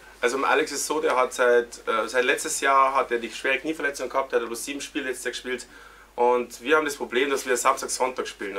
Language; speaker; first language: German; native; German